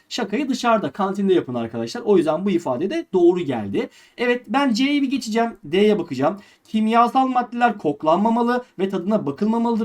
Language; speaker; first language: Turkish; native; Turkish